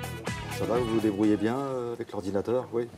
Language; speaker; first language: French; native; French